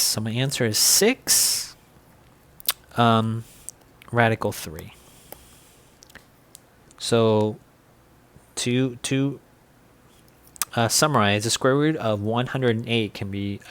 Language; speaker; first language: English; native; English